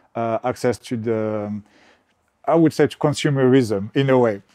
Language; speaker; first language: English; non-native, fluent; French